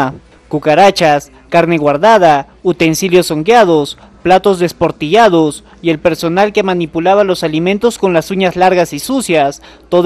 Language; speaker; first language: Spanish; native; Spanish